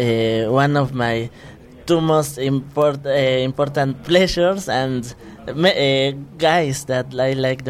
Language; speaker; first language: English; non-native, fluent; Spanish